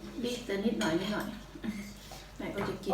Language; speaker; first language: Swedish; non-native, learner; Thai